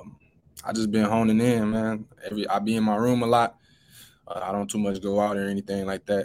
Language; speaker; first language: English; native; English